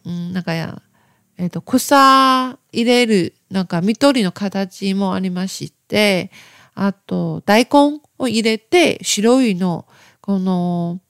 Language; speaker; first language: Japanese; non-native, learner; Chinese